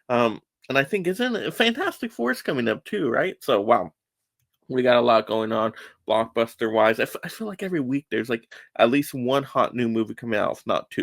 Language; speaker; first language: English; native; English